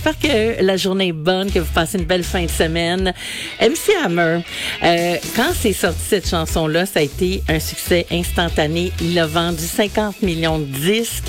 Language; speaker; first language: French; native; French